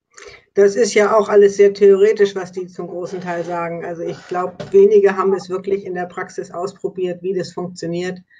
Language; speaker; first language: German; native; German